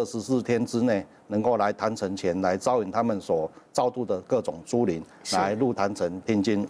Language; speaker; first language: Chinese; native; Chinese